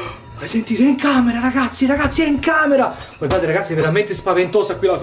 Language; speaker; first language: Italian; native; Italian